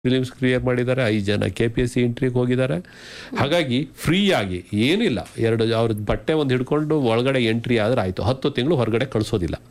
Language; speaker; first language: Kannada; native; Kannada